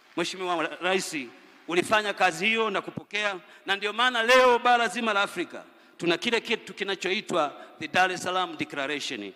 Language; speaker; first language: Swahili; native; Swahili